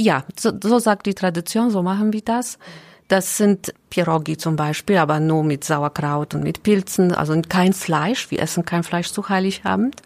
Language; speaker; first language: German; non-native, learner; Polish